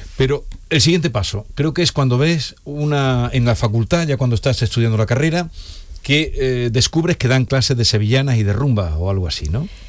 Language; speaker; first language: Spanish; native; Spanish